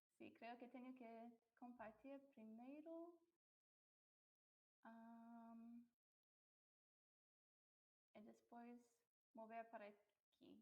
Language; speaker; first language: Spanish; non-native, fluent; English